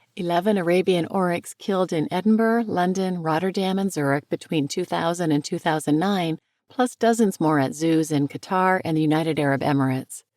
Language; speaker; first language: English; native; English